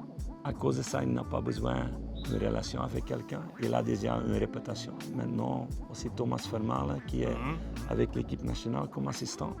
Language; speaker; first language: French; non-native, local second language; Dutch